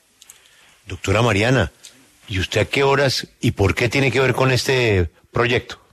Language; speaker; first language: Spanish; native; Spanish